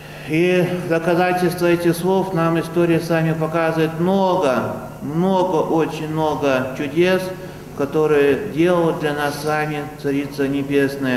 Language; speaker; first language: Russian; native; Russian